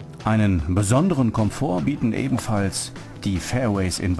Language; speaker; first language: German; native; German